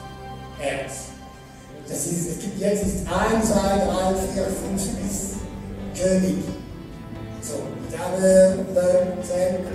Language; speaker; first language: German; non-native, learner; French